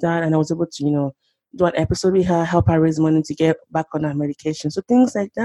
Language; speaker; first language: English; non-native, local second language; Yoruba